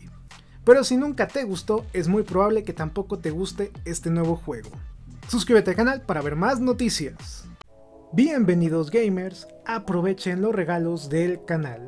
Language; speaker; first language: Spanish; native; Spanish